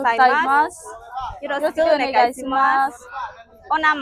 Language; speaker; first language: Japanese; non-native, learner; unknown